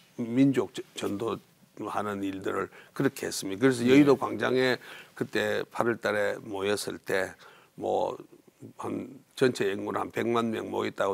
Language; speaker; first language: Korean; native; Korean